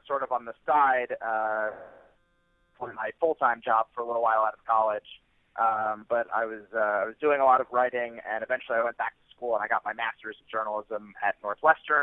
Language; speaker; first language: English; native; English